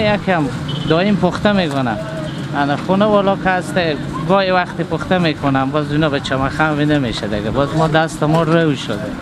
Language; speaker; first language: Persian; native; Persian